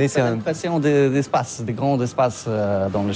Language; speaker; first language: French; non-native, learner; Polish